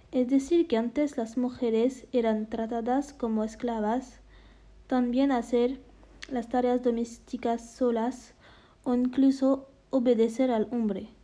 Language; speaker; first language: Spanish; non-native, learner; French